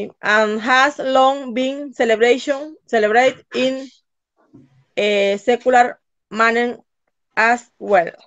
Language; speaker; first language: English; non-native, learner; Spanish